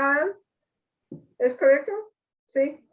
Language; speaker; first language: Spanish; non-native, learner; English